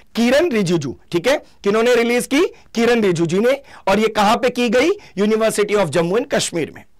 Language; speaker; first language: Hindi; native; Hindi